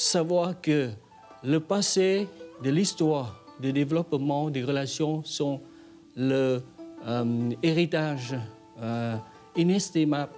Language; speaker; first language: French; non-native, fluent; Vietnamese